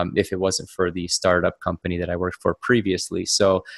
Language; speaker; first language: English; native; English